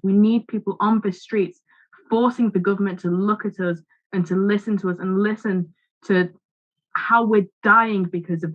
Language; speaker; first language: English; native; English